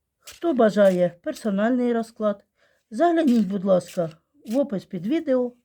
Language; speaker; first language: Ukrainian; non-native, local second language; Russian